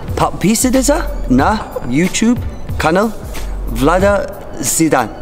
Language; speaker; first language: Russian; non-native, learner; English